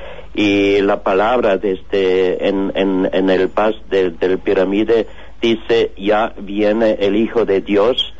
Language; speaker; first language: Spanish; non-native, learner; German